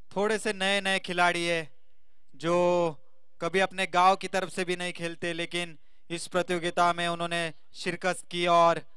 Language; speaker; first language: Hindi; non-native, local second language; Marathi